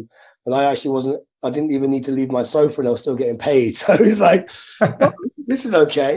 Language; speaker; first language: English; native; English